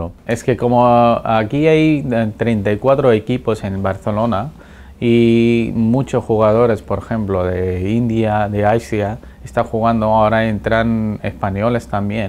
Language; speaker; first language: Spanish; non-native, learner; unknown